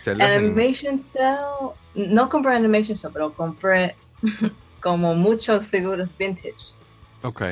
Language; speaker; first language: Spanish; early bilingual, heritage; Spanish